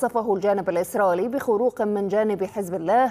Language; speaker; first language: Arabic; native; Arabic